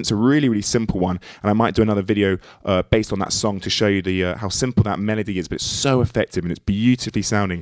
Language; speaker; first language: English; native; English